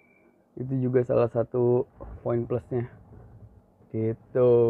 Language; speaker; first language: Indonesian; native; Indonesian